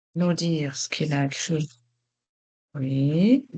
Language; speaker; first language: French; non-native, local second language; Arabic